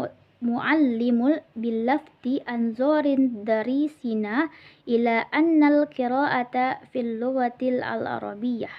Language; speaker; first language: Arabic; non-native, learner; Indonesian